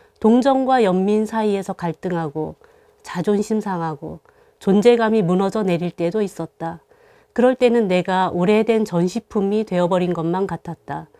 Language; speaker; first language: Korean; native; Korean